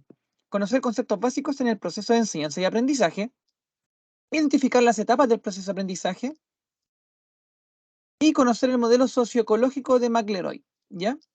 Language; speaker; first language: Spanish; native; Spanish